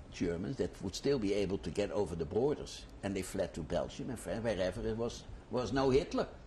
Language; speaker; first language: English; non-native, fluent; Dutch